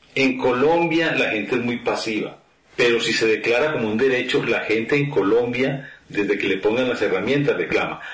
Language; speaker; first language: Spanish; native; Spanish